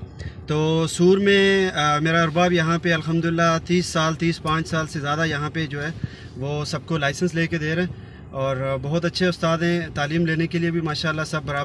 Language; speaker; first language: Hindi; non-native, local second language; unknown